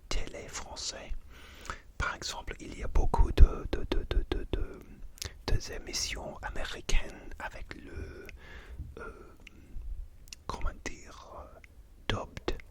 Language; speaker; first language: French; non-native, learner; English